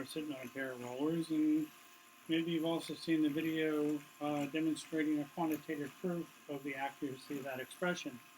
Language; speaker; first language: English; native; English